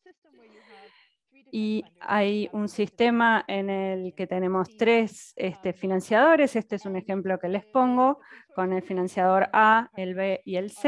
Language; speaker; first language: Spanish; native; Spanish